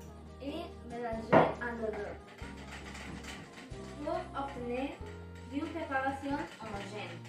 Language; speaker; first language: French; non-native, learner; Spanish